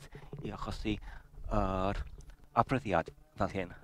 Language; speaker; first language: Welsh; non-native, learner; English